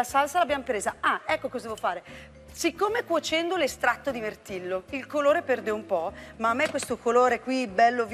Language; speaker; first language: Italian; native; Italian